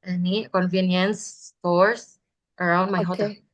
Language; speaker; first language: English; non-native, learner; Indonesian